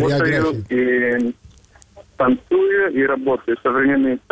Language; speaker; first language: Russian; non-native, fluent; Romanian